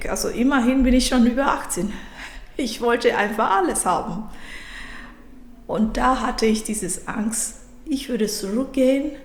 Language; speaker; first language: German; non-native, fluent; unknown